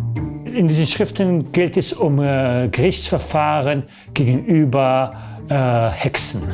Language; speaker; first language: German; early bilingual, other home language; Polish